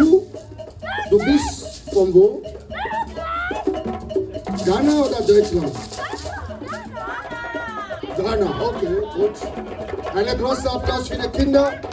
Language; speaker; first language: German; non-native, learner; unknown